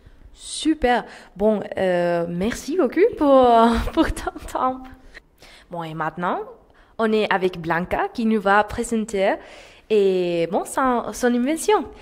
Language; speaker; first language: French; non-native, learner; Spanish